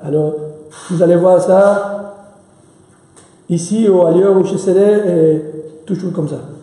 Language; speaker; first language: French; non-native, fluent; Spanish